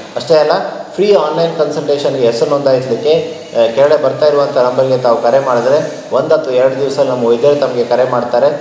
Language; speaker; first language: Kannada; native; Kannada